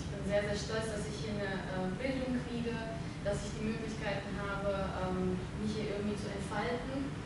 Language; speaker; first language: German; early bilingual, other home language; Armenian